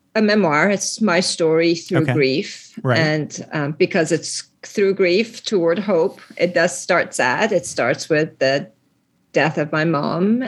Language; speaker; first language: English; early bilingual, other home language; Persian